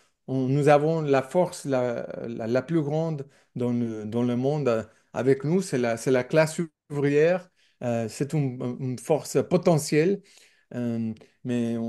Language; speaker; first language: French; non-native, learner; English